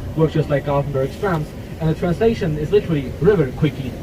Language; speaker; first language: English; non-native, fluent; Swedish